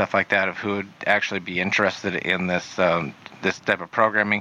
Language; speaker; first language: English; native; English